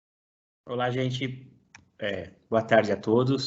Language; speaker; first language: Portuguese; native; Portuguese